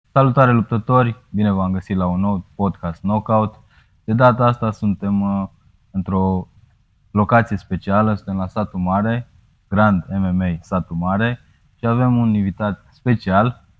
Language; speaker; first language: Romanian; native; Romanian